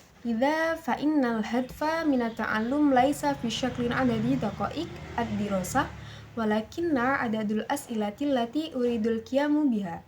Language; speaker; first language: Arabic; non-native, learner; Indonesian